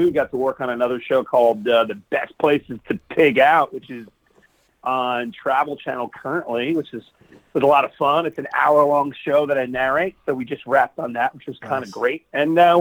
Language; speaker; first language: English; native; English